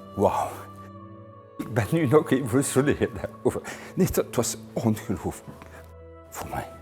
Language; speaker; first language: Dutch; non-native, local second language; French